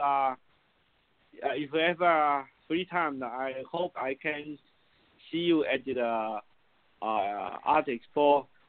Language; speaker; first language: English; non-native, learner; Chinese